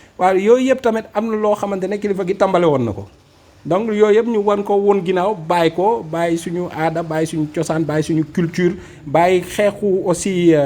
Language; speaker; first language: Wolof; non-native, fluent; Fula